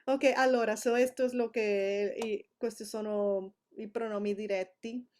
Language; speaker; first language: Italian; non-native, fluent; Spanish